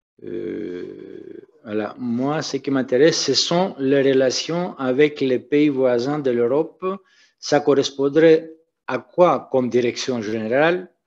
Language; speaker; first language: French; native; French